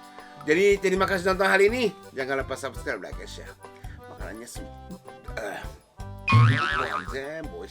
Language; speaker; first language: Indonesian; non-native, fluent; Japanese